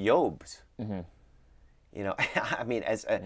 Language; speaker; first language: German; non-native, learner; English